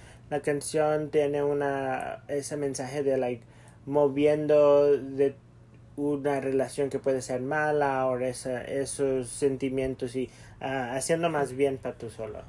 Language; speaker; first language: Spanish; early bilingual, heritage; Spanish